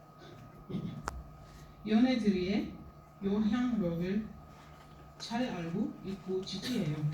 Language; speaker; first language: Korean; non-native, learner; Arabic